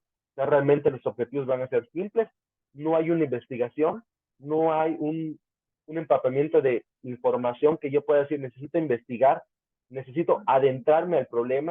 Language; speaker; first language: Spanish; native; Spanish